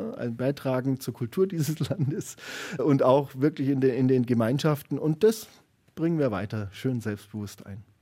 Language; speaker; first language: German; native; German